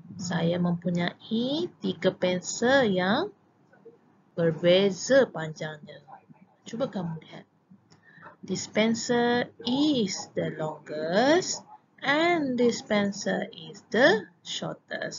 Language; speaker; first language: English; non-native, local second language; Malay